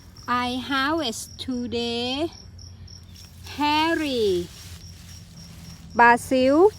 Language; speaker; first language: English; non-native, learner; Thai